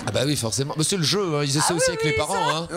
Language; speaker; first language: French; native; French